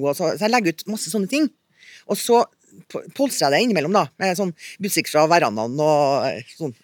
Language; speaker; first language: Norwegian; native; Norwegian